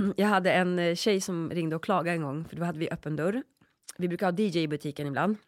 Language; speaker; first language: Swedish; early bilingual, other home language; Polish